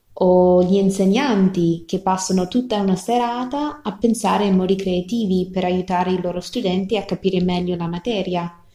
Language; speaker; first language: Italian; non-native, fluent; English